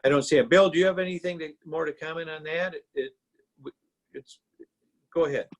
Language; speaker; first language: English; native; English